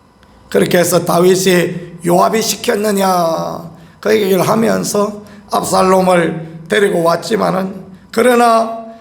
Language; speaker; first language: Korean; native; Korean